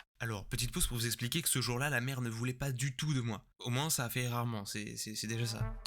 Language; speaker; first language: French; native; French